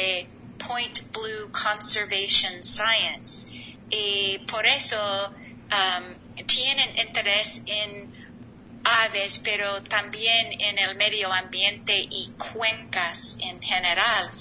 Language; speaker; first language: Spanish; non-native, learner; English